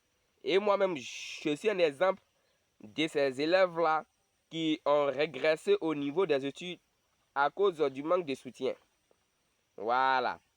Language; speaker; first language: French; non-native, local second language; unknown